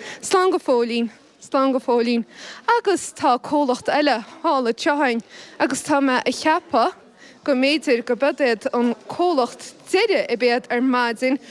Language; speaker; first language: Irish; native; Irish